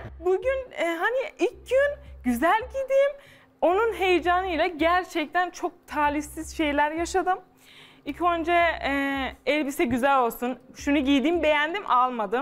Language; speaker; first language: Turkish; non-native, fluent; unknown